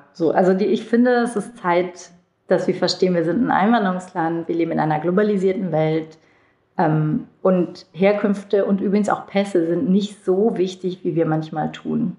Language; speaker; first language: German; early bilingual, other home language; Turkish